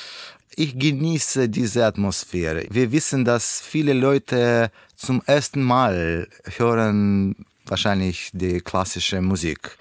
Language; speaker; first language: German; non-native, learner; Russian